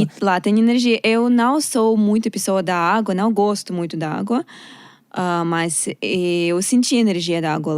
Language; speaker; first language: Portuguese; non-native, learner; Russian